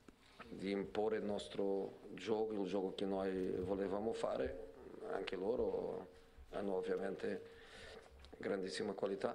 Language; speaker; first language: Italian; non-native, fluent; Portuguese